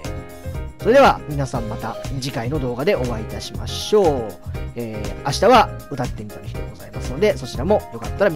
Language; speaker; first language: Japanese; native; Japanese